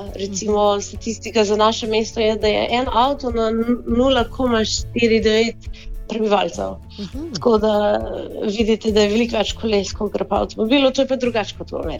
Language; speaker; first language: Slovenian; early bilingual, heritage; Slovenian